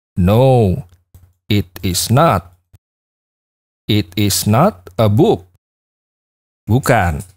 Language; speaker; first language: English; non-native, fluent; Indonesian